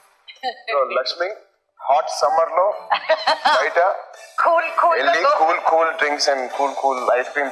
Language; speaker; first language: Telugu; native; Telugu